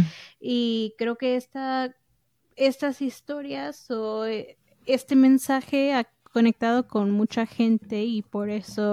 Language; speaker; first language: Spanish; early bilingual, heritage; English